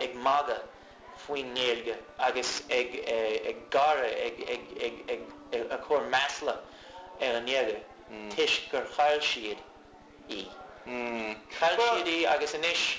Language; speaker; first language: Irish; non-native, learner; English